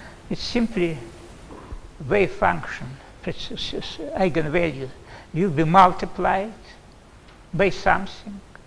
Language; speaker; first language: English; non-native, fluent; Russian